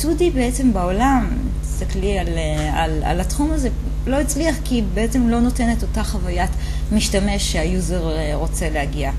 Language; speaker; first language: Hebrew; native; Hebrew